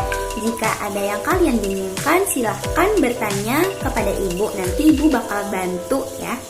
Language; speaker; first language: Indonesian; non-native, local second language; Banjar